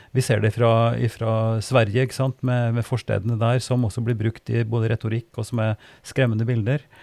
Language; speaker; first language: Norwegian; native; Norwegian